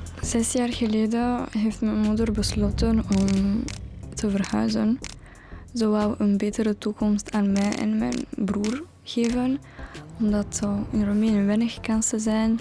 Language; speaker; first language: Dutch; early bilingual, other home language; Romanian